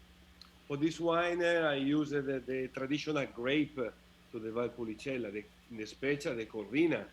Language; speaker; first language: English; non-native, learner; Italian